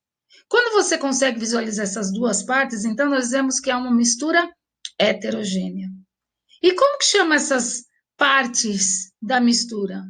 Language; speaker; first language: Portuguese; native; Portuguese